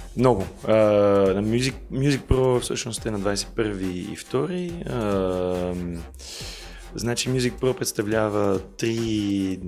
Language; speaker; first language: Bulgarian; non-native, fluent; German